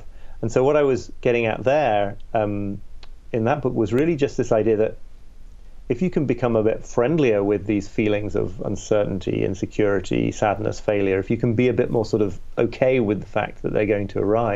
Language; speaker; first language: English; native; English